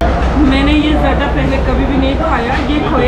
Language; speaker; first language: Hindi; non-native, learner; Turkish